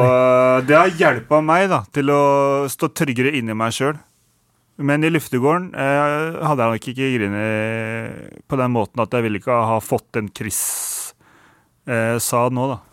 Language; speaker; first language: Norwegian; native; Norwegian